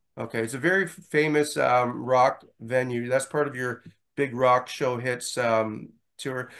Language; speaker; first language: English; native; English